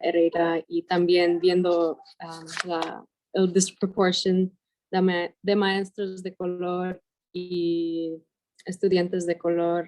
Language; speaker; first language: Spanish; early bilingual, heritage; Spanish